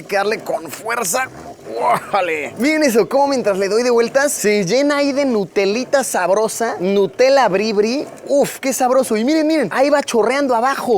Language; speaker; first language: Spanish; native; Spanish